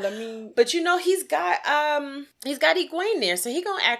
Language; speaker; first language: English; native; English